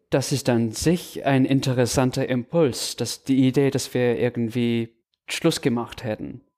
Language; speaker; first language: German; non-native, fluent; English